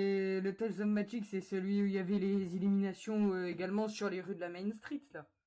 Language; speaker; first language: French; native; French